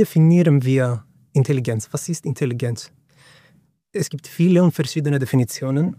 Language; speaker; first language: German; non-native, fluent; Greek